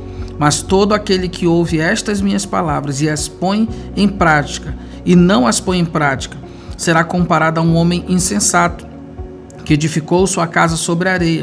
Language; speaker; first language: Portuguese; native; Portuguese